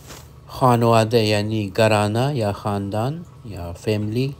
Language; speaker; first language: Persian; non-native, fluent; Urdu